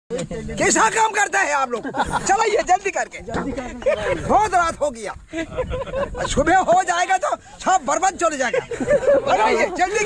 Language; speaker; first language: Hindi; non-native, local second language; Bangla